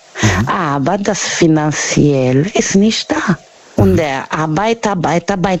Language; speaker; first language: German; non-native, learner; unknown